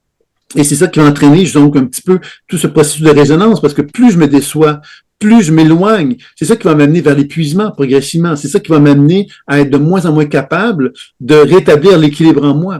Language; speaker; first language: French; native; French